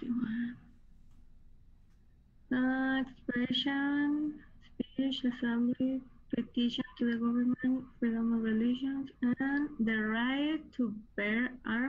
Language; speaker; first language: English; non-native, learner; Spanish